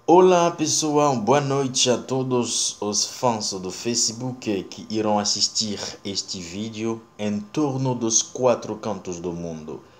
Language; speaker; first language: Portuguese; non-native, learner; Haitian Creole